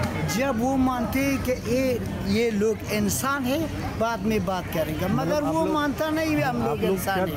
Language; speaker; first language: Hindi; non-native, learner; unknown